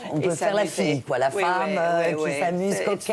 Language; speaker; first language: French; native; French